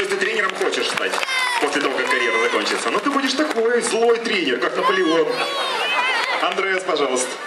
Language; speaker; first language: Russian; native; Russian